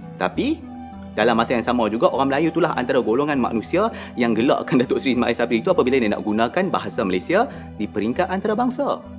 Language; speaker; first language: Malay; native; Malay